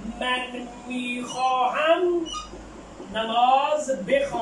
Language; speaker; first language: Persian; non-native, fluent; Urdu